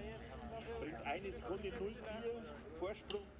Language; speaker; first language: German; native; German